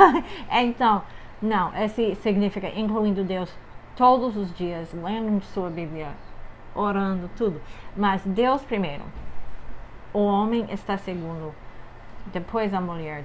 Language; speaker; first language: Portuguese; non-native, fluent; English